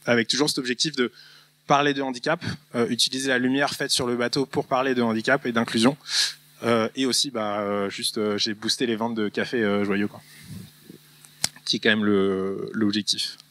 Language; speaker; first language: French; native; French